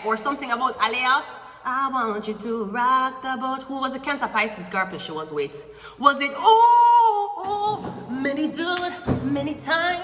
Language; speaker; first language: English; native; English